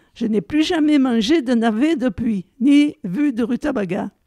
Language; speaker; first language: French; native; French